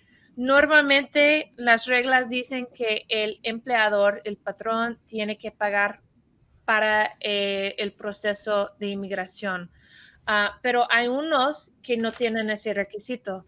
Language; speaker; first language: Spanish; non-native, fluent; English